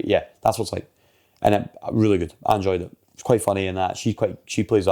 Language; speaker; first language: English; native; English